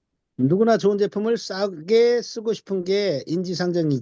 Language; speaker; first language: Korean; native; Korean